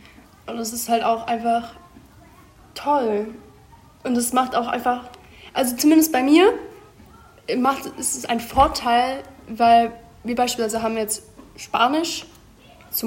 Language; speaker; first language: German; early bilingual, other home language; Greek